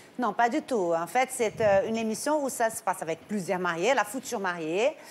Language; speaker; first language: French; non-native, fluent; Portuguese